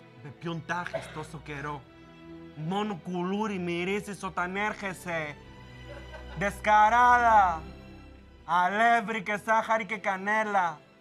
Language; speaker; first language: Greek; non-native, fluent; Spanish